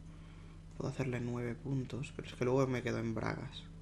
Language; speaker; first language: Spanish; native; Spanish